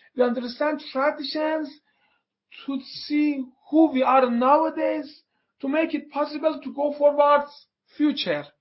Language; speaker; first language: English; non-native, fluent; Persian